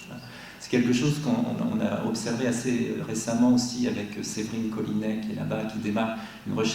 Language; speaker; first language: French; native; French